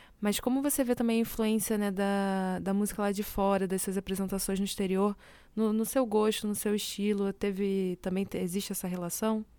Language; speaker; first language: Portuguese; native; Portuguese